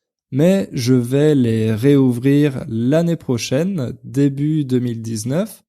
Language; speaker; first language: French; native; French